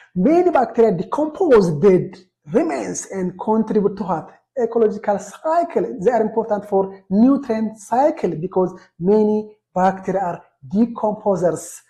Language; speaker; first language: English; non-native, local second language; Amharic